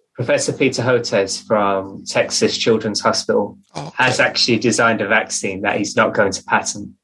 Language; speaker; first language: English; native; English